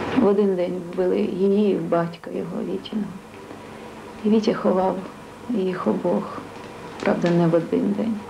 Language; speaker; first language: Ukrainian; native; Ukrainian